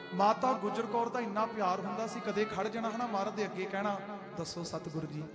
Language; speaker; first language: Punjabi; early bilingual, heritage; Punjabi